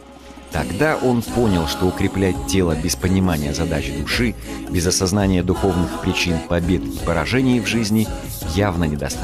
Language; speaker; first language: Russian; native; Russian